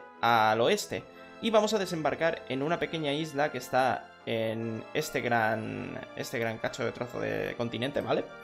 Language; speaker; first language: Spanish; native; Spanish